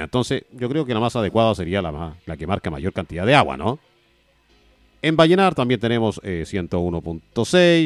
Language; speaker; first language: Spanish; native; Spanish